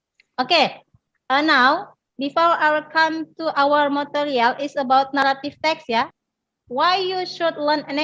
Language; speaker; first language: English; non-native, learner; Indonesian